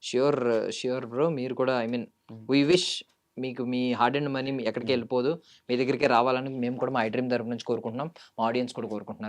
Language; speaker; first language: Telugu; native; Telugu